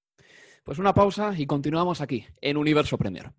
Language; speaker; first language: Spanish; native; Spanish